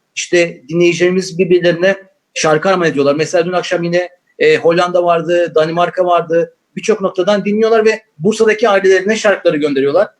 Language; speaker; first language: Turkish; native; Turkish